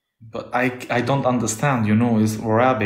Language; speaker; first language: English; non-native, learner; Albanian